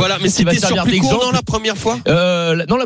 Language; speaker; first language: French; native; French